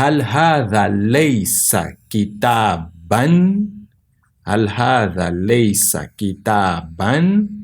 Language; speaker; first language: Arabic; non-native, fluent; Portuguese